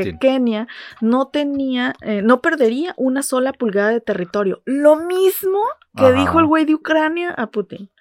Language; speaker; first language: Spanish; native; Spanish